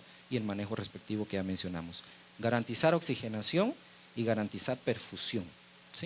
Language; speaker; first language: Spanish; native; Spanish